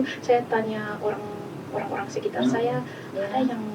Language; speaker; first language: Indonesian; non-native, learner; Malagasy